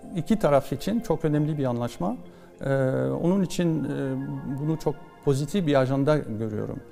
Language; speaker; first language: Turkish; non-native, fluent; French